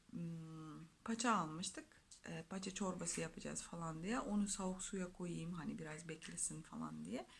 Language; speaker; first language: Turkish; non-native, fluent; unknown